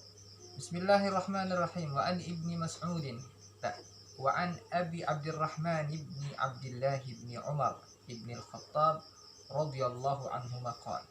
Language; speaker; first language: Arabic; non-native, fluent; Indonesian